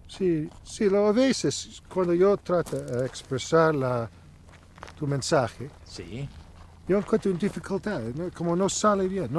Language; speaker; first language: Spanish; non-native, learner; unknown